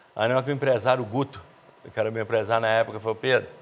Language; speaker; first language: Portuguese; native; Portuguese